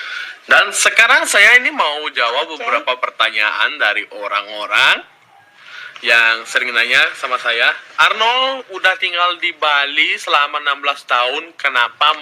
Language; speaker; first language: Indonesian; early bilingual, other home language; Russian